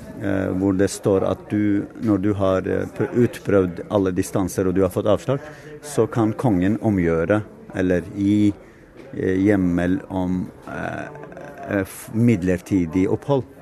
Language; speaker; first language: Norwegian; non-native, fluent; Kurdish